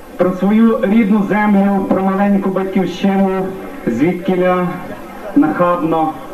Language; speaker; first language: Ukrainian; native; Ukrainian